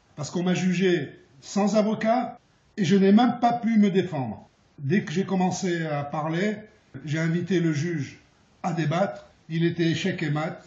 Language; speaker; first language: French; early bilingual, other home language; Arabic